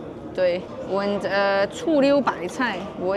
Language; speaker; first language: German; non-native, learner; Chinese